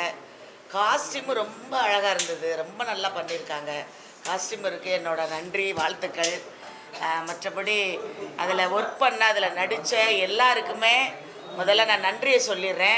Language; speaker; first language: Tamil; native; Tamil